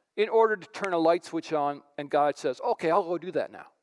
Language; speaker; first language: English; native; English